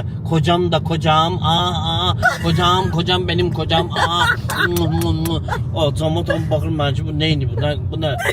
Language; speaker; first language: Azerbaijani; native; Azerbaijani